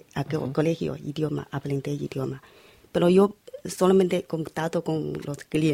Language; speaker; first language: Spanish; non-native, learner; Chinese